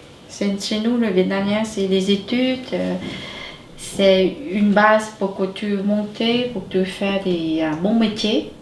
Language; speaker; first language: French; non-native, learner; Vietnamese